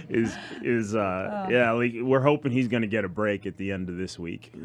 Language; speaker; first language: English; native; English